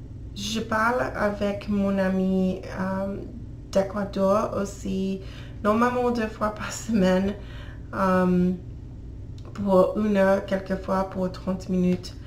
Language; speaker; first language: French; non-native, learner; English